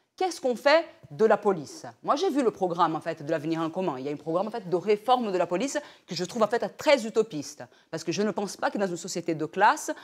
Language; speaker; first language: French; non-native, fluent; Portuguese